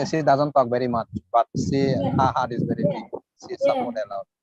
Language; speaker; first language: English; non-native, fluent; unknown